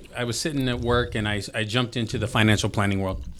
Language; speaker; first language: English; early bilingual, other home language; Filipino